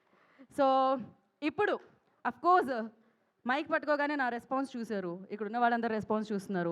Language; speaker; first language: Telugu; native; Telugu